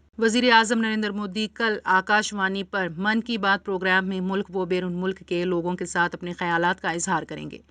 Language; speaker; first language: Urdu; native; Urdu